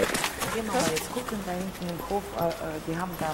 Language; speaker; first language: German; non-native, fluent; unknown